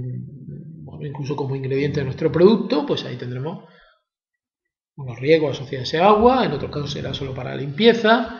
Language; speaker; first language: Spanish; native; Spanish